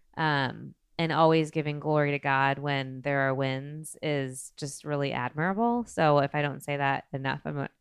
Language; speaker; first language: English; native; English